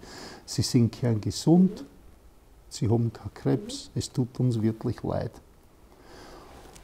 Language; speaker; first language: German; non-native, fluent; English